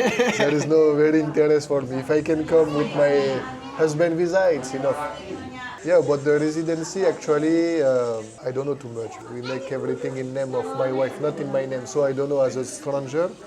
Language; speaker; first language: English; non-native, fluent; French